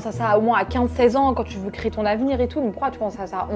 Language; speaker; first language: French; native; French